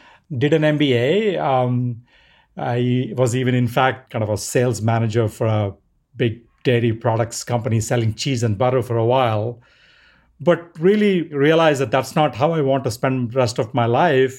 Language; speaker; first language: English; non-native, local second language; Telugu